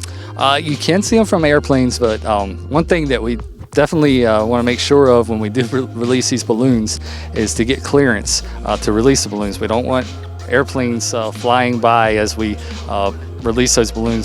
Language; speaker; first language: English; native; English